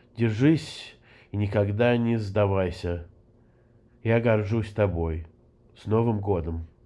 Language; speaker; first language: Russian; early bilingual, heritage; Russian